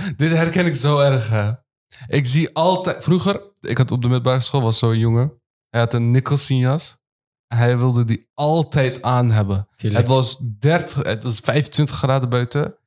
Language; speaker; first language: Dutch; early bilingual, other home language; Turkish